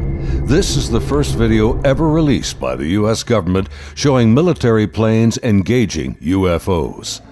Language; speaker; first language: English; native; English